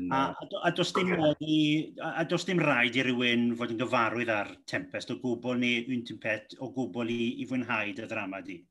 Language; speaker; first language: Welsh; native; Welsh